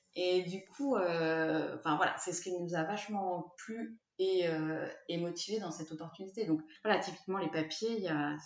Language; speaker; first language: French; native; French